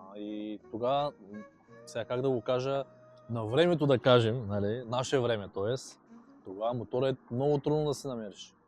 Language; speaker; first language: Bulgarian; native; Bulgarian